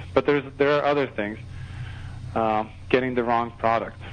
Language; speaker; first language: English; non-native, fluent; Norwegian